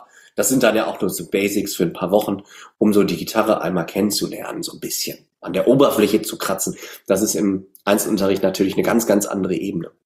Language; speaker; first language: German; native; German